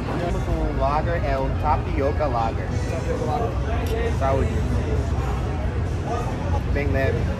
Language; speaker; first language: Portuguese; non-native, fluent; English